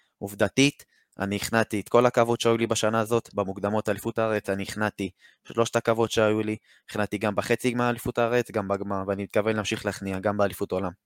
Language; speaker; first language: Hebrew; native; Hebrew